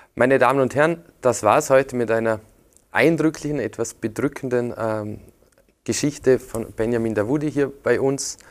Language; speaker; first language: German; native; German